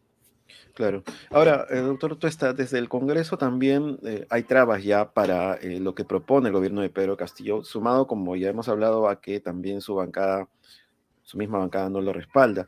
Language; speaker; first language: Spanish; native; Spanish